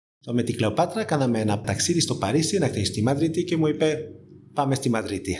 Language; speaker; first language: Greek; non-native, fluent; French